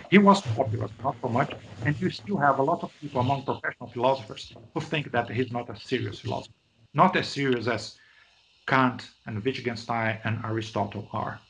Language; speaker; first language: English; non-native, fluent; Portuguese